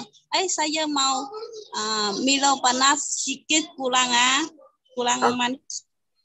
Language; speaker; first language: Indonesian; non-native, learner; Vietnamese